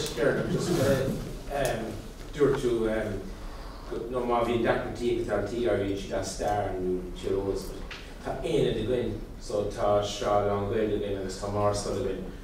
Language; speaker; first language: Irish; non-native, local second language; English